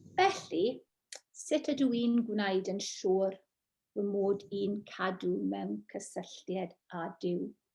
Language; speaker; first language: Welsh; non-native, local second language; English